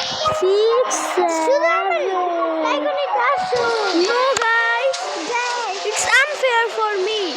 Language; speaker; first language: English; non-native, learner; Bangla